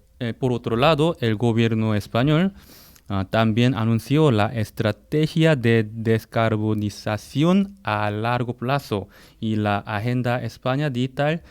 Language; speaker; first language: Spanish; non-native, fluent; Korean